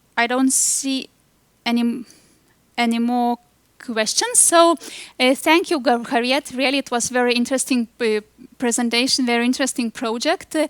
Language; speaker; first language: English; non-native, fluent; Lithuanian